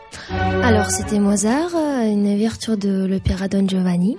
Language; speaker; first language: French; non-native, fluent; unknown